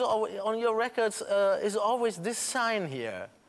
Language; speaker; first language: English; non-native, fluent; German